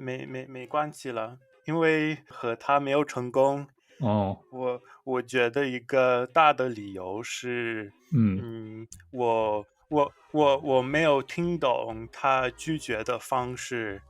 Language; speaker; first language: Chinese; non-native, fluent; English